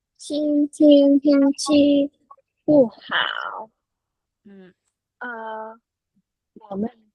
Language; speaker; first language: Chinese; non-native, learner; Vietnamese